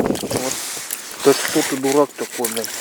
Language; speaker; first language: Russian; native; Russian